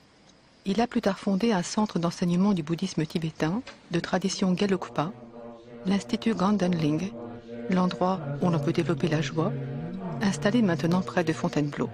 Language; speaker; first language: French; native; French